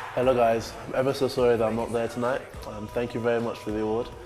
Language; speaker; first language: English; native; English